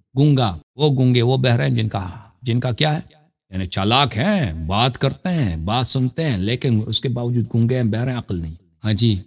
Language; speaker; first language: Urdu; non-native, fluent; Persian